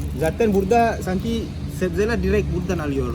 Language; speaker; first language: Turkish; non-native, learner; Indonesian